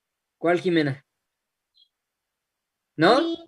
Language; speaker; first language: Spanish; native; Spanish